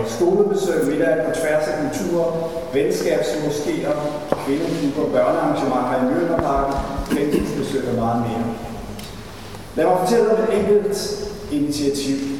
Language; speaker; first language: Danish; native; Danish